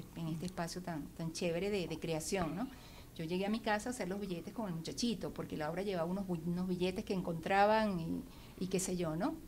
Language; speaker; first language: Spanish; native; Spanish